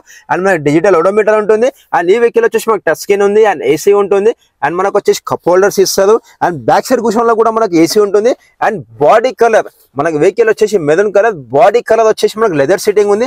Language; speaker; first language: Telugu; native; Telugu